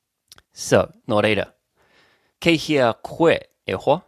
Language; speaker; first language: Māori; non-native, learner; English